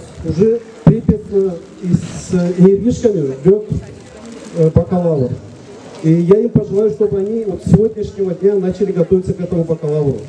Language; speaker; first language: Russian; non-native, local second language; Gagauz